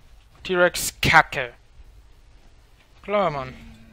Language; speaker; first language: German; native; German